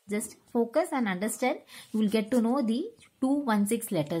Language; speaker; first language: English; non-native, local second language; Tamil